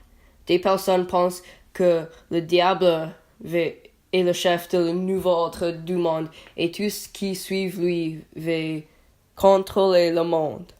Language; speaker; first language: French; non-native, learner; English